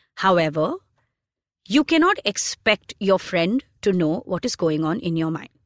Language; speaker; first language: English; non-native, local second language; Hindi